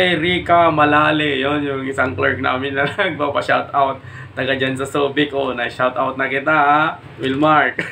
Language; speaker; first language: Filipino; non-native, local second language; Iloko